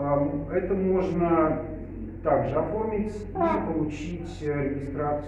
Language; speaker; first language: Russian; native; Russian